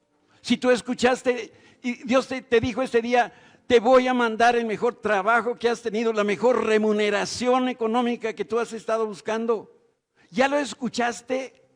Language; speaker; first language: Spanish; native; Spanish